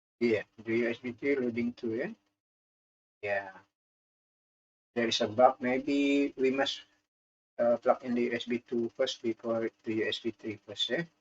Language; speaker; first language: English; non-native, learner; Indonesian